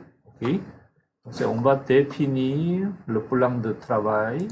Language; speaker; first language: French; non-native, fluent; Korean